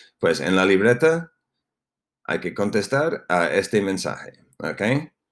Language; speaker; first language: Spanish; non-native, fluent; English